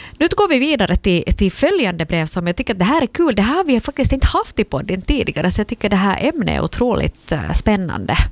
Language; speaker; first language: Swedish; native; Swedish